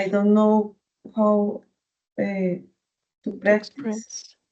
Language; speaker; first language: English; non-native, learner; Spanish